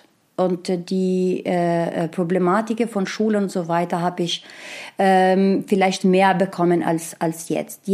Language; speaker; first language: German; non-native, learner; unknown